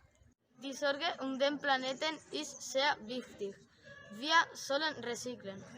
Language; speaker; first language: German; non-native, learner; Catalan